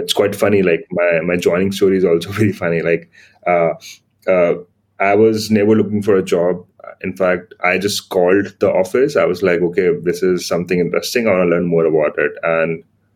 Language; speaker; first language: English; non-native, local second language; Hindi